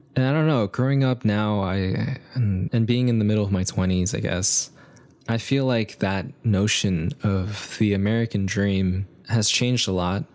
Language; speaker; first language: English; native; English